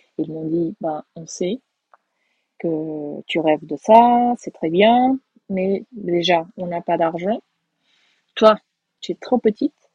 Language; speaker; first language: French; non-native, fluent; Portuguese